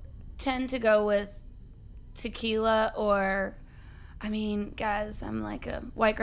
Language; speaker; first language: English; native; English